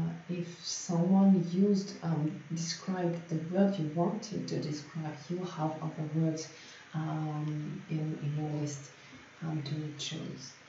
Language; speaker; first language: English; non-native, fluent; French